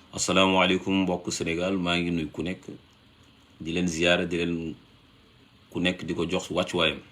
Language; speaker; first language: Wolof; non-native, local second language; Fula